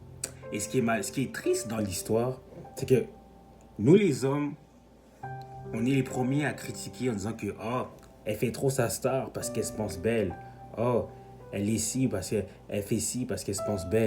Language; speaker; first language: French; native; French